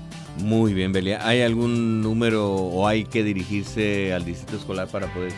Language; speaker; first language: Spanish; native; Spanish